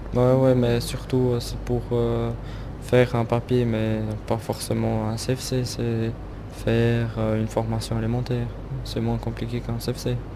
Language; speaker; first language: French; early bilingual, other home language; Portuguese